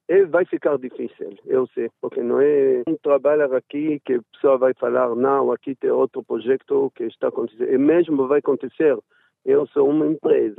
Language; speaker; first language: Portuguese; non-native, learner; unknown